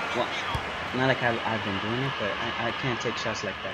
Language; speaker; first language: English; early bilingual, other home language; Spanish